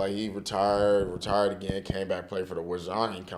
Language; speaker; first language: English; native; English